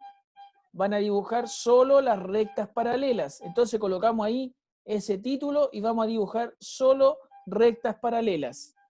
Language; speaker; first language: Spanish; native; Spanish